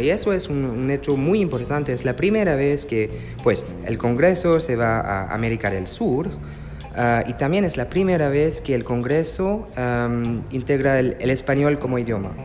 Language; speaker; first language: Spanish; non-native, learner; French